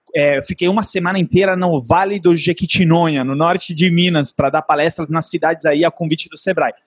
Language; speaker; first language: Portuguese; non-native, fluent; Italian